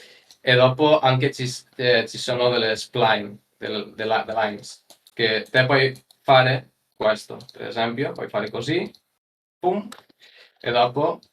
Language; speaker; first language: Italian; non-native, learner; Spanish